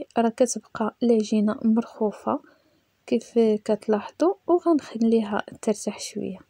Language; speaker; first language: Arabic; native; Arabic